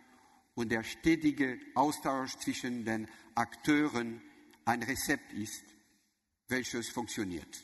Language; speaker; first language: German; non-native, learner; French